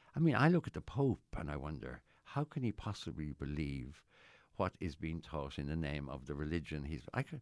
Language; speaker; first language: English; native; English